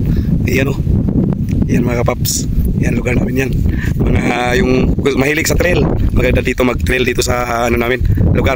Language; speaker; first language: Filipino; non-native, local second language; Cebuano